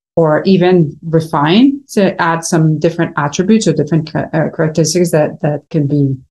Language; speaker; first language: English; non-native, fluent; Spanish